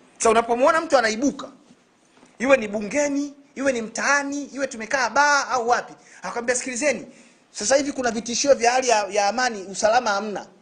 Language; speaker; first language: Swahili; native; Swahili